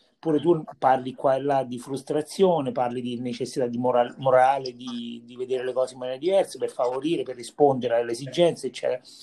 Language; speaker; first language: Italian; native; Italian